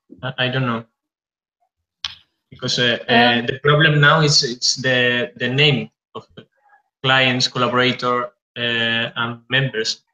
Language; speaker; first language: English; non-native, fluent; Spanish